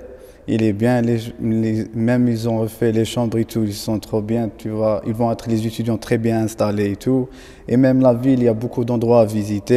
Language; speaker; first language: French; non-native, local second language; Arabic